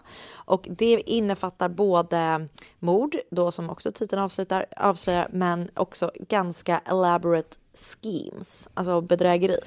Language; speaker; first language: Swedish; native; Swedish